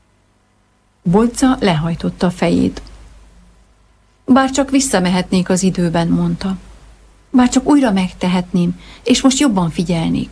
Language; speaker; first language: Hungarian; native; Hungarian